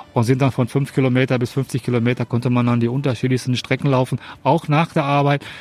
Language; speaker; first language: German; native; German